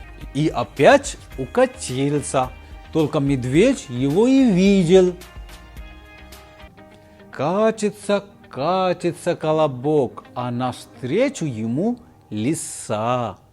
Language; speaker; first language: Russian; non-native, fluent; Hindi